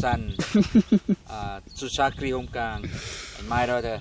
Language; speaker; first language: English; non-native, learner; Thai